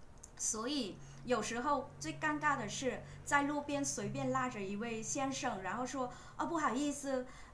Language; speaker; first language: Chinese; non-native, fluent; Vietnamese